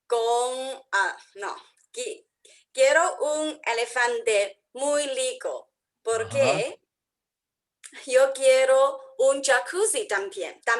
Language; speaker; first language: Spanish; non-native, learner; English